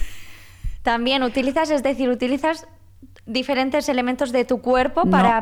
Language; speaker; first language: Spanish; non-native, local second language; Catalan